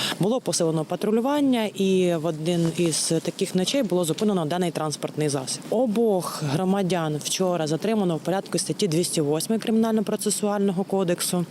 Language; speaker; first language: Ukrainian; native; Ukrainian